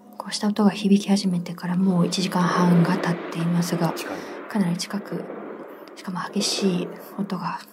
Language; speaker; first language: Japanese; native; Japanese